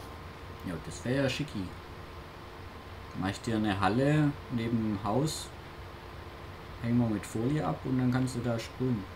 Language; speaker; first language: German; native; German